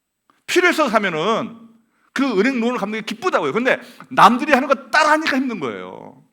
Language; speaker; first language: Korean; native; Korean